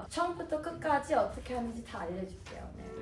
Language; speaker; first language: Korean; early bilingual, heritage; Korean